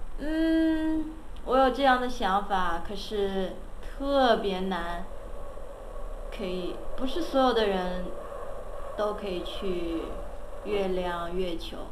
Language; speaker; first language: Chinese; non-native, learner; English